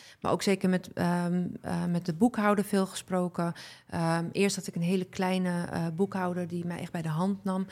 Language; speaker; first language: Dutch; early bilingual, other home language; Arabic